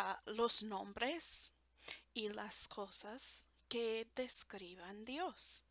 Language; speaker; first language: Spanish; non-native, fluent; English